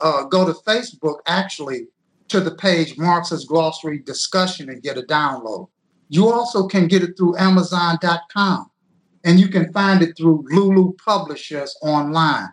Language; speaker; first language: English; native; English